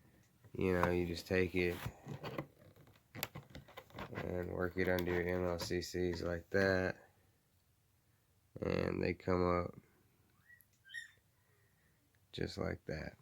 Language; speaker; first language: English; native; English